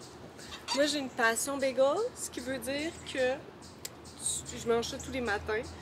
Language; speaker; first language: French; native; French